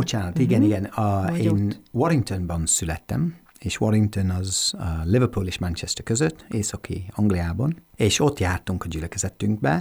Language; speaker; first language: Hungarian; non-native, fluent; English